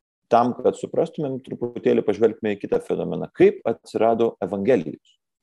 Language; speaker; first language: Lithuanian; native; Lithuanian